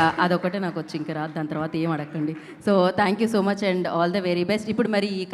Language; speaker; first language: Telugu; native; Telugu